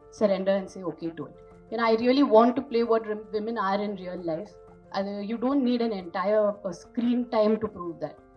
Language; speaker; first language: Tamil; non-native, fluent; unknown